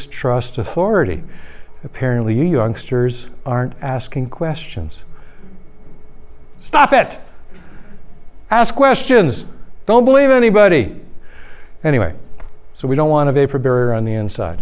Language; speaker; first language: English; native; English